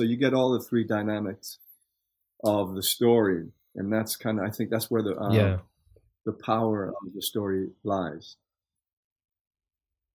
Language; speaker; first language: English; native; English